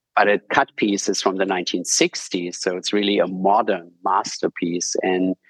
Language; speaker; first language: English; non-native, fluent; German